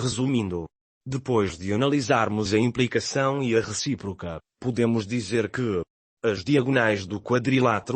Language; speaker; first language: Portuguese; native; Portuguese